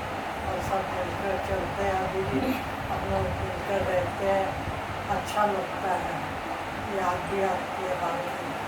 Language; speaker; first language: Hindi; native; Hindi